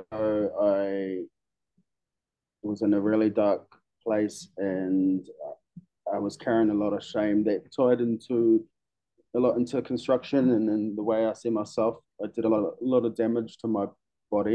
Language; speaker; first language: English; native; English